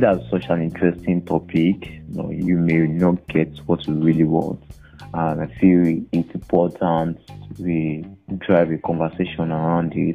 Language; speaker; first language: English; non-native, local second language; Yoruba